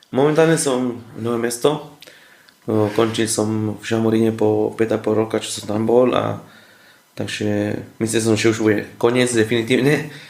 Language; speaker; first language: Slovak; non-native, fluent; Spanish